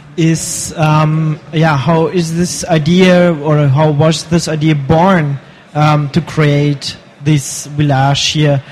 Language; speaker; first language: English; non-native, fluent; German